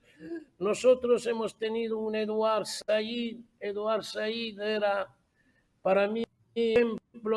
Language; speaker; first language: Spanish; non-native, fluent; Arabic